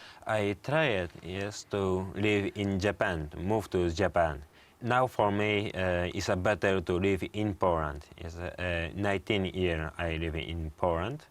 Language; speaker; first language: English; non-native, learner; Japanese